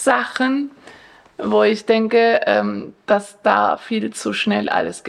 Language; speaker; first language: German; non-native, fluent; Spanish